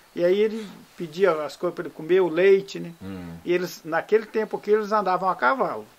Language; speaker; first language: Portuguese; native; Portuguese